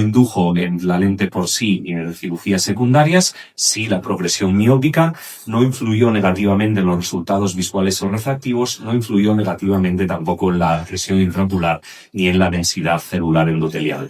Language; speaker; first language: Spanish; native; Spanish